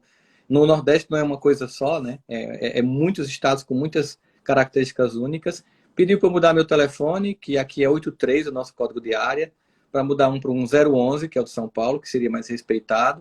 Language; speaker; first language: Portuguese; native; Portuguese